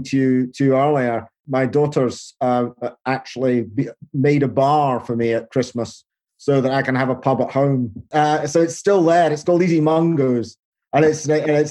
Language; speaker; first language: English; native; English